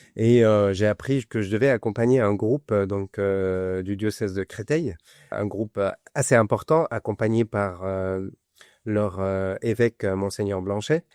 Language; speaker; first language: French; non-native, fluent; Arabic